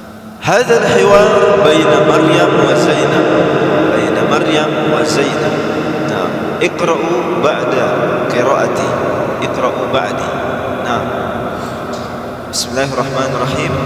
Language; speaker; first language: Arabic; non-native, fluent; Indonesian